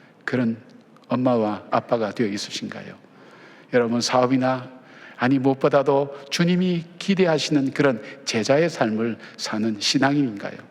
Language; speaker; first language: Korean; native; Korean